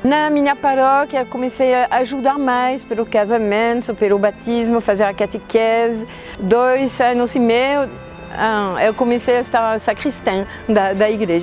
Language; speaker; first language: Portuguese; non-native, fluent; French